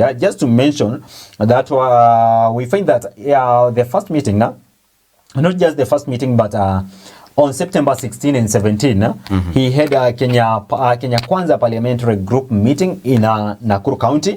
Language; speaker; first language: English; non-native, local second language; Swahili